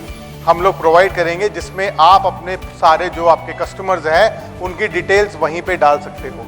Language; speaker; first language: Hindi; native; Hindi